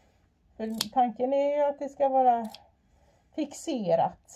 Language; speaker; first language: Swedish; native; Swedish